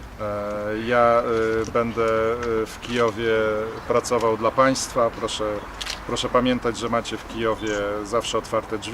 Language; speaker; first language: Polish; native; Polish